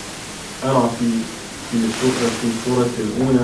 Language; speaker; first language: Arabic; non-native, learner; Bosnian